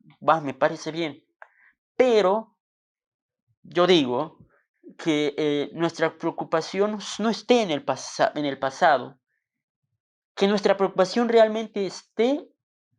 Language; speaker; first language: Spanish; non-native, local second language; Tzotzil